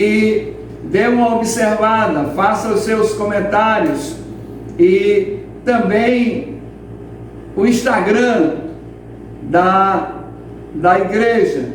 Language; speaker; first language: Portuguese; native; Portuguese